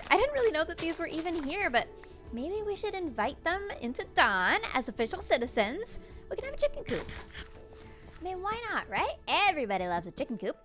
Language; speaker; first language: English; native; English